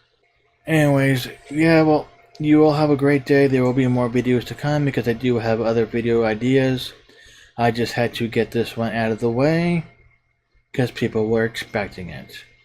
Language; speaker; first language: English; native; English